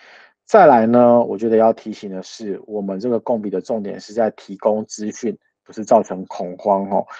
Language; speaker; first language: Chinese; native; Chinese